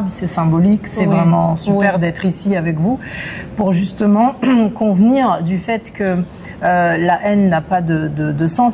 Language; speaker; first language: French; native; French